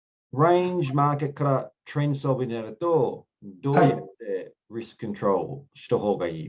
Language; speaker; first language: Japanese; non-native, learner; English